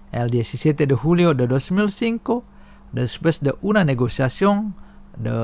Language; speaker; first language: Spanish; non-native, fluent; Indonesian